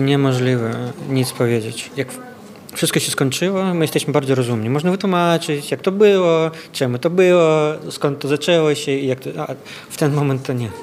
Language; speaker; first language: Polish; non-native, fluent; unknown